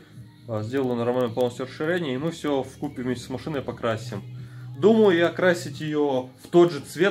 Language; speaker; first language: Russian; native; Russian